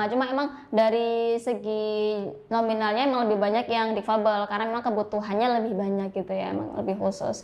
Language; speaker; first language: Indonesian; native; Indonesian